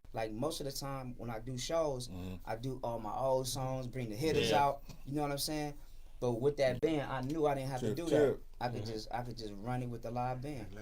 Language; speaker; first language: English; native; English